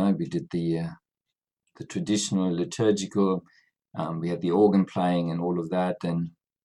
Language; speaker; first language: English; non-native, fluent; German